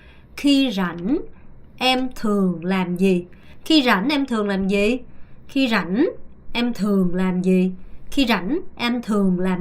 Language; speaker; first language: Vietnamese; non-native, fluent; Korean